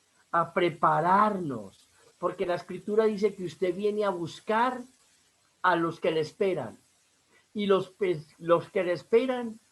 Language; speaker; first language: Spanish; native; Spanish